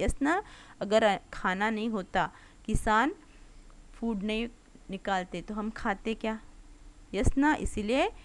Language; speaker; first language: Hindi; non-native, local second language; Marathi